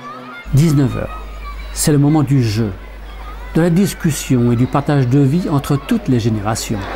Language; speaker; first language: French; native; French